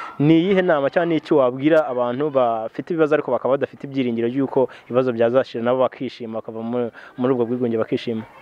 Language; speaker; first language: Kinyarwanda; native; Kinyarwanda